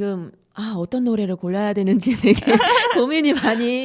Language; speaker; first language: Korean; non-native, fluent; Vietnamese